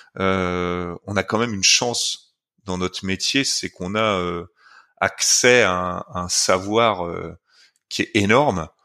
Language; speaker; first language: French; native; French